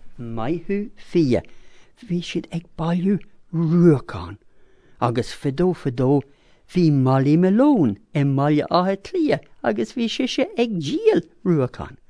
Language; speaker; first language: Irish; non-native, local second language; English